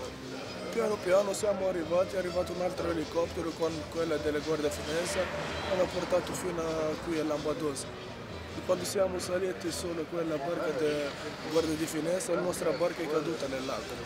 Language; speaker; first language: Italian; non-native, learner; Arabic